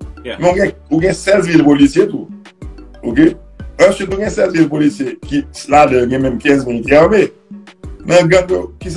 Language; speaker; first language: French; non-native, local second language; Haitian Creole